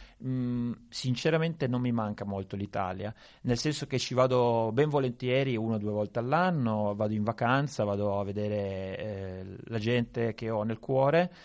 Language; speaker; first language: Italian; native; Italian